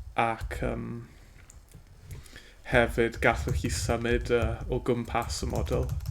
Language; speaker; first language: Welsh; non-native, learner; English